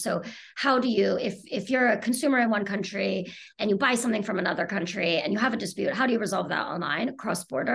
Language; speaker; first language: English; native; English